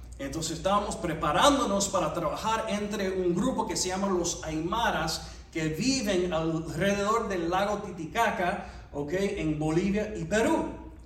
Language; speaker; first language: Spanish; non-native, fluent; English